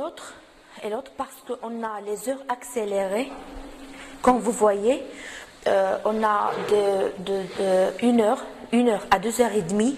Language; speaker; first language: French; non-native, local second language; Arabic